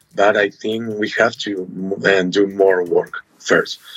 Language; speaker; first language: English; non-native, learner; Spanish